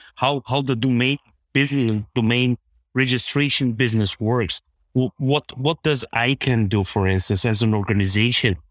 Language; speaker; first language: English; non-native, fluent; Bulgarian